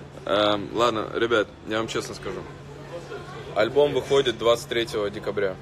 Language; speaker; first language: Russian; native; Russian